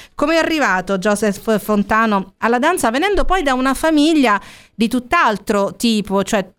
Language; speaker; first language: Italian; native; Italian